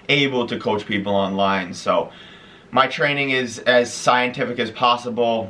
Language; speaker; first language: English; native; English